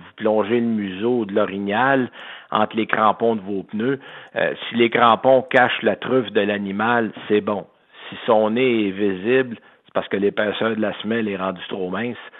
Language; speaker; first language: French; native; French